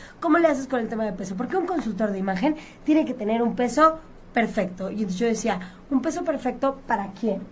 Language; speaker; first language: Spanish; native; Spanish